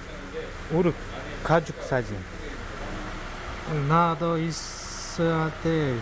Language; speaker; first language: Korean; non-native, learner; Kyrgyz